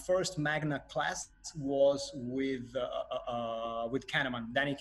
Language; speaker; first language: English; non-native, fluent; Portuguese